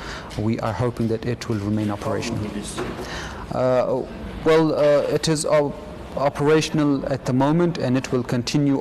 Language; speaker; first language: English; non-native, fluent; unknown